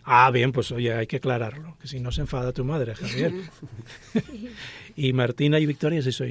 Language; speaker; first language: Spanish; native; Spanish